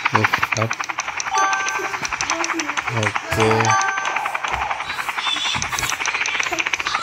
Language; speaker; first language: English; non-native, learner; Indonesian